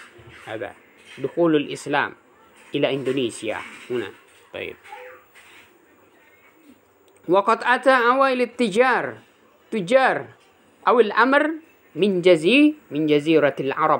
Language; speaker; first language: Arabic; non-native, fluent; Indonesian